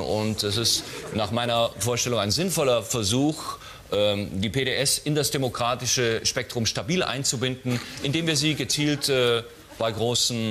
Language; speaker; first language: German; native; German